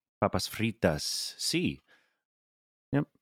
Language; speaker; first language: Spanish; non-native, learner; English